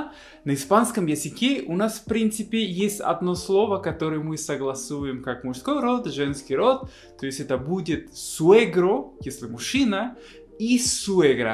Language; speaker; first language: Russian; non-native, fluent; Spanish